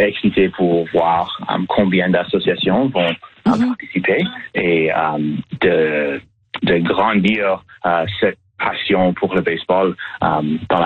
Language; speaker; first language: French; non-native, learner; English